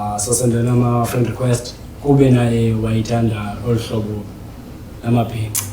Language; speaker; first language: Zulu; non-native, local second language; Xhosa